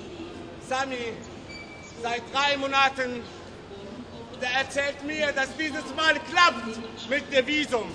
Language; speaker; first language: German; non-native, learner; Arabic